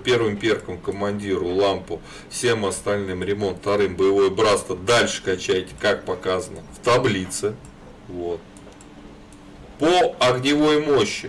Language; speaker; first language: Russian; native; Russian